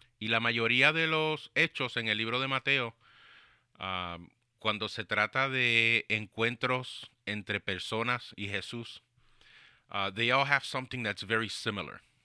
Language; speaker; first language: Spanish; early bilingual, heritage; Spanish